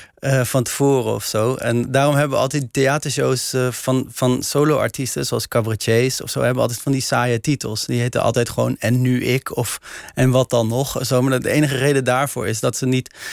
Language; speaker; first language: Dutch; native; Dutch